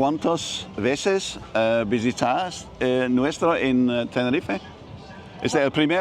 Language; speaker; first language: Spanish; non-native, learner; English